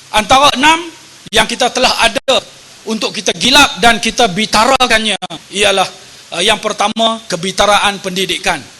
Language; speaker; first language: Malay; native; Malay